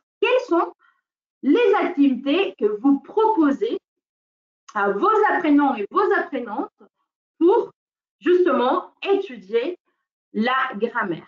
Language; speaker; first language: French; non-native, fluent; Spanish